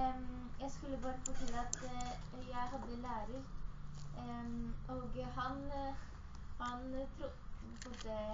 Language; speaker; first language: Norwegian; early bilingual, other home language; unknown